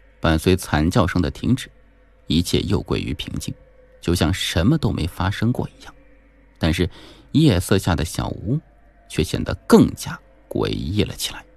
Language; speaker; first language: Chinese; native; Chinese